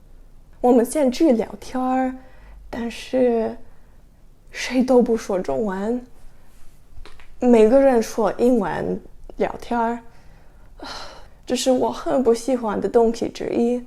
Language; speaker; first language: Chinese; non-native, learner; Russian